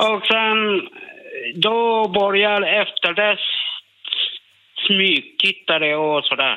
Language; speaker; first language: Swedish; non-native, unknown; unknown